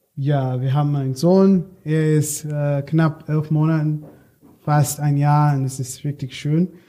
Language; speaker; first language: German; non-native, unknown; English